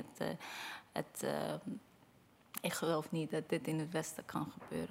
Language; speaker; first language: Dutch; non-native, fluent; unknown